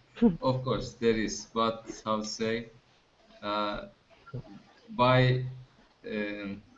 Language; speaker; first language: English; non-native, fluent; Turkish